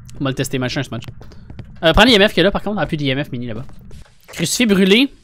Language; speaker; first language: French; native; French